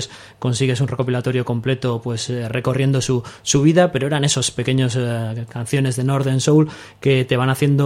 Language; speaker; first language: Spanish; native; Spanish